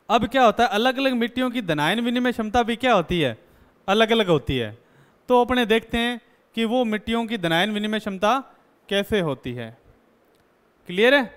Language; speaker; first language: Hindi; native; Hindi